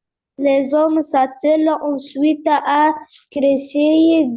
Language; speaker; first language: French; non-native, learner; Arabic